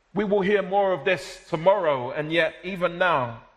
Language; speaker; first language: English; native; English